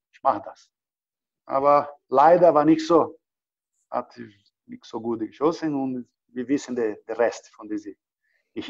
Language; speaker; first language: German; non-native, learner; Portuguese